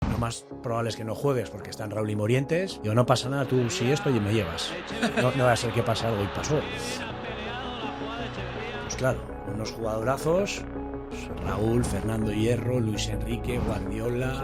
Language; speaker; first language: Spanish; native; Spanish